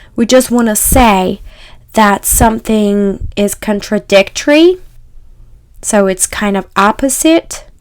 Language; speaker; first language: English; non-native, fluent; Persian